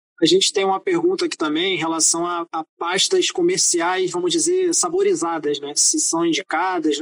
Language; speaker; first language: Portuguese; native; Portuguese